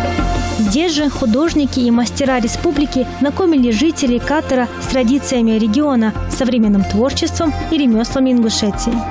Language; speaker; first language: Russian; native; Russian